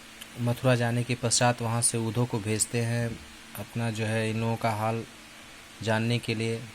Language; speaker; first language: Hindi; native; Hindi